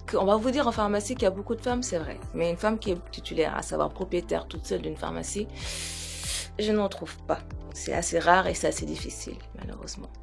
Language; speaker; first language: French; non-native, local second language; Wolof